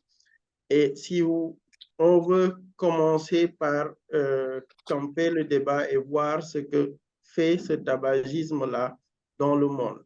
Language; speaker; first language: French; non-native, local second language; Wolof